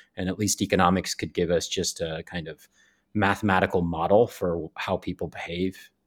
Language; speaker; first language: English; native; English